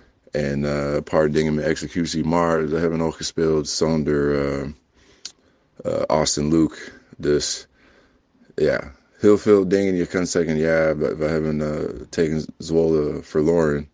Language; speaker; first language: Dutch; non-native, learner; English